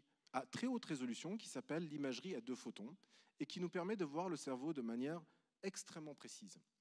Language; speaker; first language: French; native; French